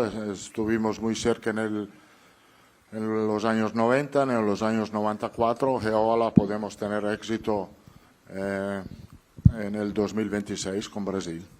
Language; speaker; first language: Spanish; non-native, fluent; Italian